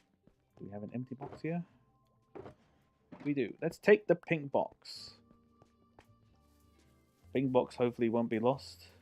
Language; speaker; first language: English; native; English